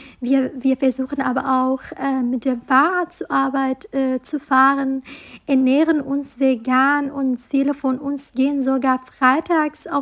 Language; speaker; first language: German; non-native, fluent; Arabic